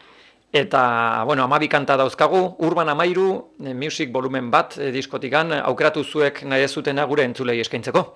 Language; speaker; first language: Basque; native; Basque